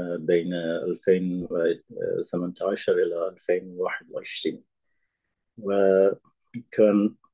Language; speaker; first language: Arabic; non-native, fluent; Persian